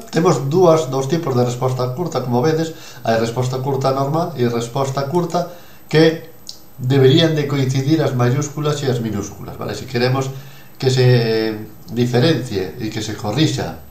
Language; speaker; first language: Spanish; non-native, local second language; Galician